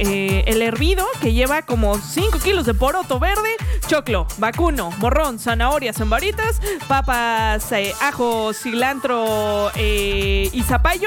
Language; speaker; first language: Spanish; native; Spanish